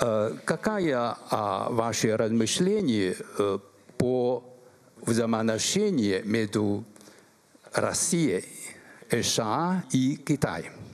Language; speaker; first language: Russian; non-native, learner; Chinese